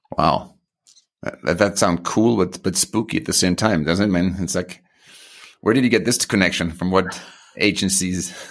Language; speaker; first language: English; non-native, fluent; German